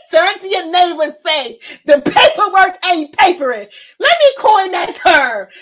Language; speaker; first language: English; native; English